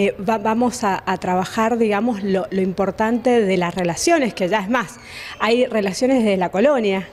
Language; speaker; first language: Spanish; native; Spanish